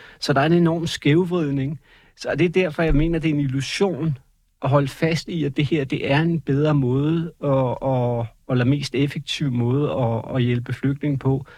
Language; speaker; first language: Danish; native; Danish